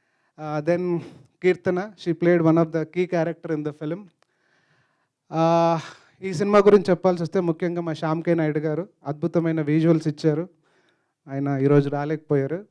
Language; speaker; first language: Telugu; native; Telugu